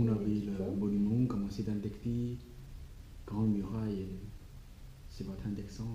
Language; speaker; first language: French; non-native, learner; Chinese